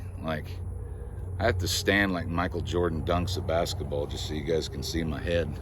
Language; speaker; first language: English; native; English